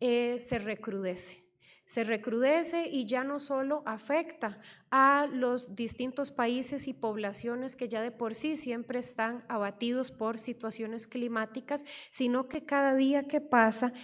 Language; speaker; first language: Spanish; native; Spanish